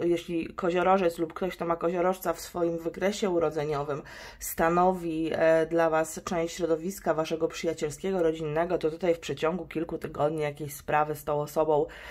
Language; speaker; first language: Polish; native; Polish